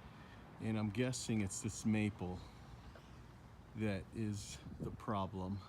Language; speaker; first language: English; native; English